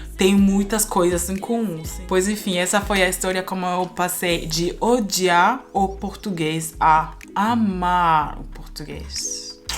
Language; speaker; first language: Portuguese; non-native, fluent; German